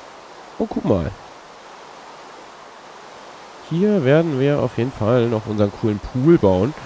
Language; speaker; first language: German; native; German